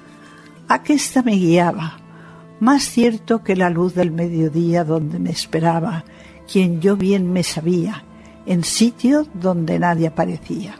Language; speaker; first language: Spanish; native; Spanish